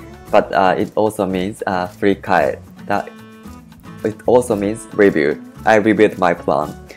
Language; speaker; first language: English; non-native, fluent; Japanese